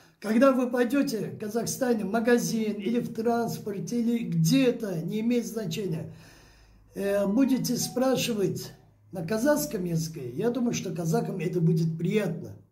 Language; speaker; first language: Russian; non-native, local second language; Azerbaijani